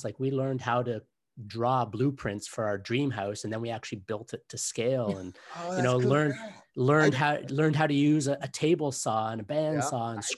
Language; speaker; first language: English; native; English